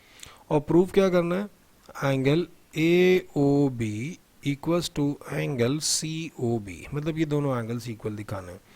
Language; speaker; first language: Hindi; native; Hindi